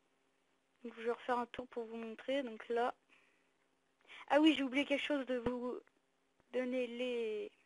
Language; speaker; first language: French; native; French